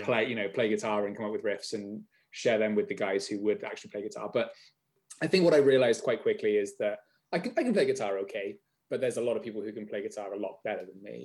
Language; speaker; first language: English; native; English